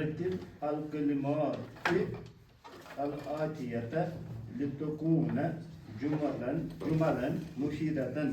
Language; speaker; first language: Arabic; non-native, learner; Urdu